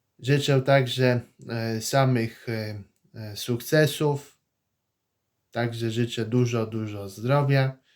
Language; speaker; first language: Polish; native; Polish